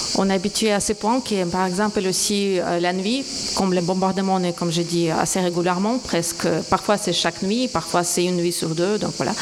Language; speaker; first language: French; non-native, fluent; Ukrainian